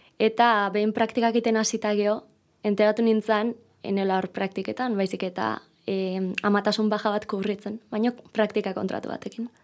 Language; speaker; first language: Basque; native; Basque